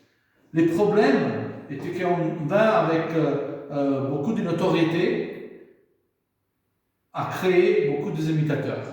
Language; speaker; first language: French; non-native, fluent; Italian